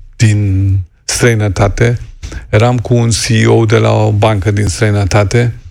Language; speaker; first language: Romanian; non-native, fluent; German